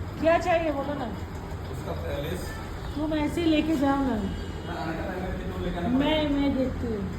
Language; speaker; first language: Hindi; non-native, local second language; Bangla